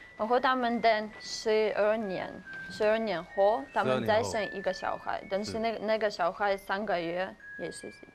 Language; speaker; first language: Chinese; non-native, learner; English